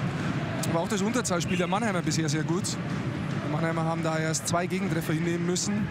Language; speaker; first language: German; native; German